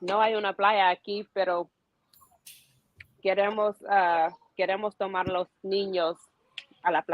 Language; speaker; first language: Spanish; non-native, learner; English